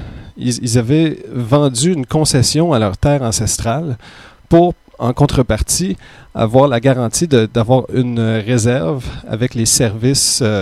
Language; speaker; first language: French; native; French